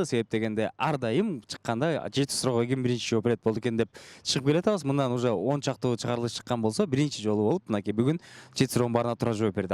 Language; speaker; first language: Kyrgyz; native; Kyrgyz